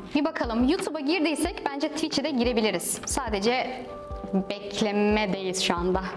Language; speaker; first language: Turkish; non-native, fluent; Russian